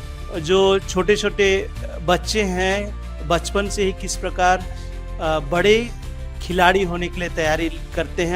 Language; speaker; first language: Hindi; native; Hindi